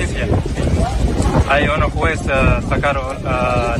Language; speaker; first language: Spanish; non-native, learner; Arabic